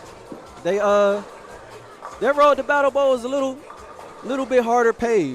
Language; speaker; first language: English; native; English